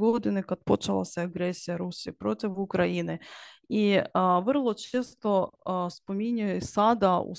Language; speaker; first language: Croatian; non-native, learner; Ukrainian